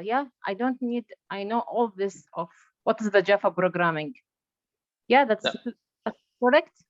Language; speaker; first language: English; non-native, learner; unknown